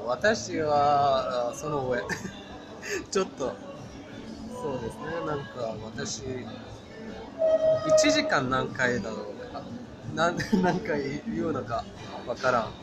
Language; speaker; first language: Japanese; non-native, fluent; Persian